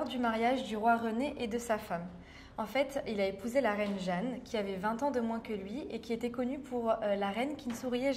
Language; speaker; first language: French; native; French